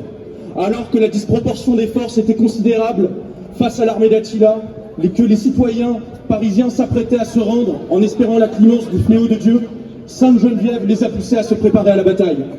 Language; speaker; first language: French; native; French